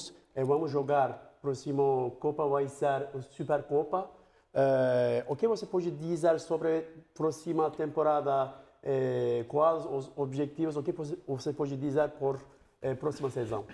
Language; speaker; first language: Portuguese; non-native, fluent; Turkish